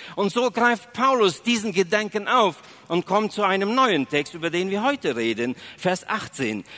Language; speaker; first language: German; early bilingual, other home language; Russian